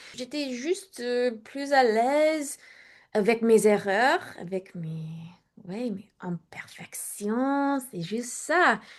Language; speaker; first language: French; non-native, learner; English